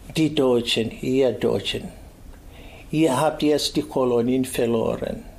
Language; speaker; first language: German; non-native, fluent; Swahili